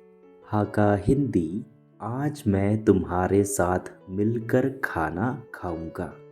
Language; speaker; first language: Hindi; non-native, local second language; Khasi